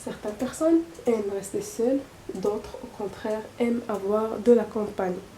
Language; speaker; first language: French; non-native, local second language; Arabic